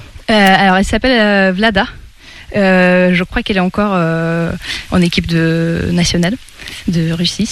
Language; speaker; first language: French; non-native, fluent; Russian